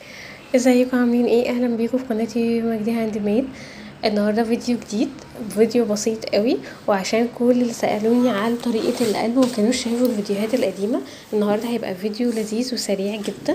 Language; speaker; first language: Arabic; native; Arabic